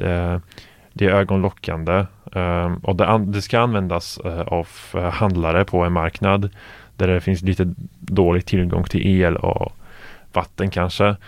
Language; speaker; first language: Swedish; non-native, fluent; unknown